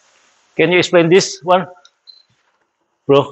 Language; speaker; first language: English; non-native, learner; Indonesian